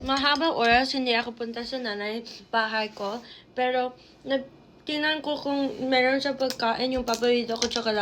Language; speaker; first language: Filipino; non-native, learner; English